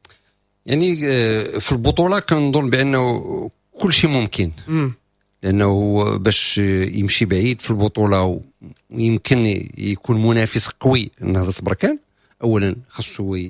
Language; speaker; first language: Arabic; native; Arabic